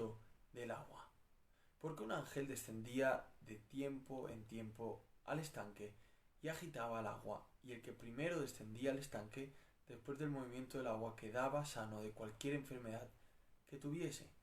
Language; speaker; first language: Spanish; native; Spanish